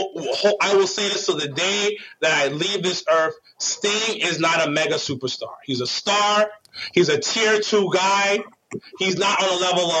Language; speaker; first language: English; native; English